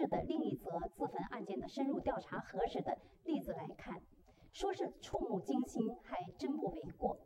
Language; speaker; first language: Chinese; native; Chinese